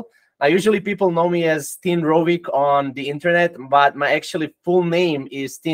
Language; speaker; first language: English; non-native, fluent; Croatian